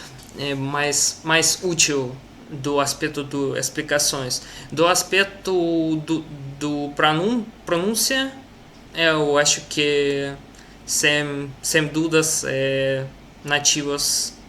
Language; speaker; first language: Portuguese; non-native, learner; Russian